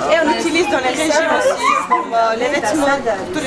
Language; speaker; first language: French; non-native, learner; Georgian